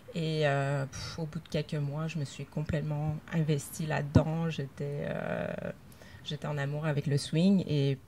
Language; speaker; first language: French; native; French